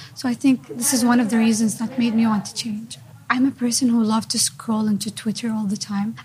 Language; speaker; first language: English; non-native, fluent; Arabic